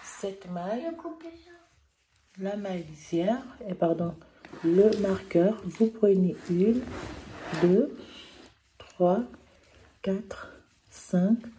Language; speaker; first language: French; native; French